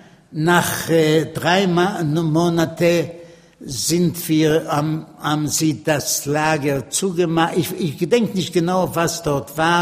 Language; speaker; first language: German; non-native, learner; Yiddish